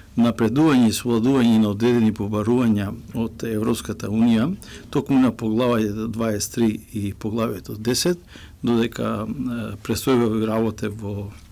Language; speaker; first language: Macedonian; non-native, local second language; Romany